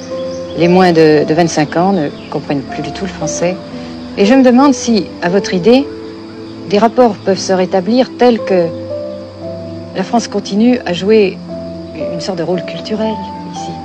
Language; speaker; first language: French; native; French